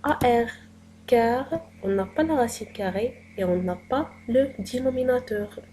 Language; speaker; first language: French; non-native, local second language; Arabic